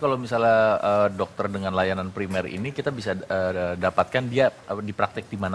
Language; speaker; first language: Indonesian; native; Indonesian